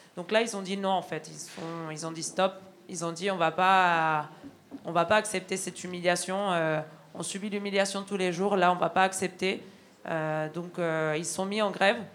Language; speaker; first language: French; non-native, fluent; Spanish